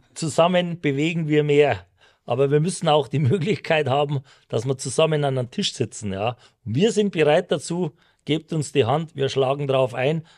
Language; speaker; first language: German; native; German